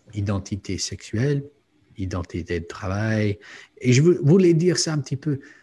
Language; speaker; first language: French; non-native, fluent; English